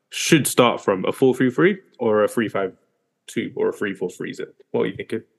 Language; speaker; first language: English; early bilingual, other home language; Hindi